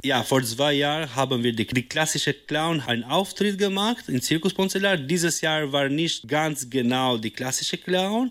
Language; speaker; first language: German; non-native, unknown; Albanian